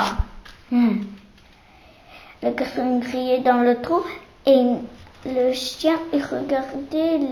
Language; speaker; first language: French; non-native, learner; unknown